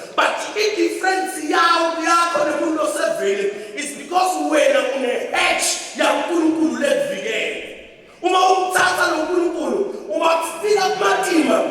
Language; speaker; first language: Zulu; non-native, local second language; Swati